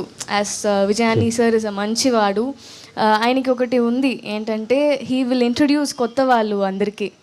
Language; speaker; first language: Telugu; non-native, learner; Tamil